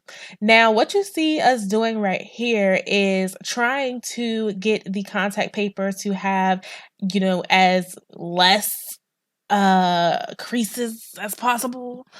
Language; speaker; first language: English; native; English